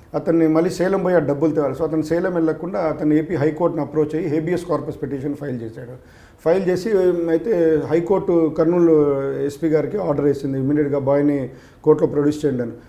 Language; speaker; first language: Telugu; native; Telugu